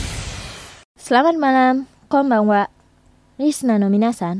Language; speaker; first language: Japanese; non-native, fluent; Indonesian